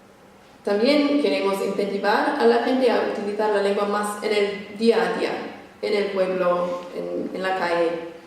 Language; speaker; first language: Spanish; non-native, fluent; English